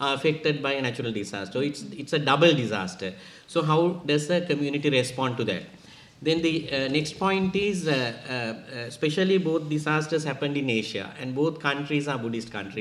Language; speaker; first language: English; non-native, local second language; Sinhala